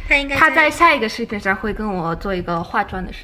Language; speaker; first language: Chinese; non-native, fluent; Mongolian